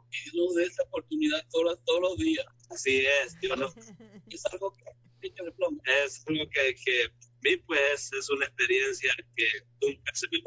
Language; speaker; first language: Spanish; native; Spanish